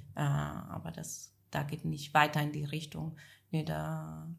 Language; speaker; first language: German; non-native, fluent; Italian